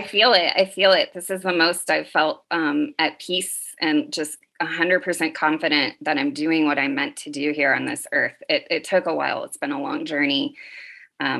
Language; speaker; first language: English; native; English